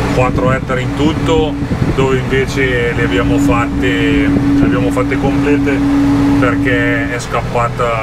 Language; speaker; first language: Italian; native; Italian